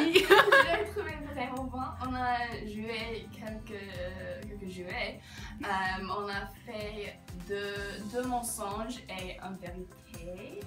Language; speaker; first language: French; non-native, learner; English